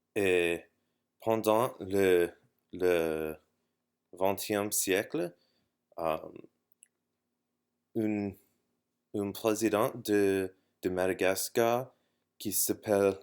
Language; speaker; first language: French; non-native, learner; English